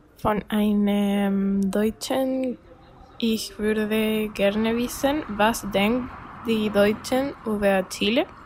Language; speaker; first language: German; non-native, learner; Spanish